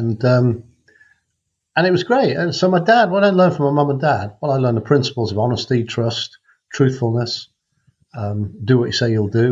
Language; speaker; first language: English; native; English